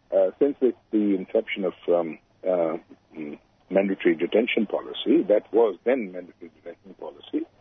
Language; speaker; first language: English; non-native, local second language; Urdu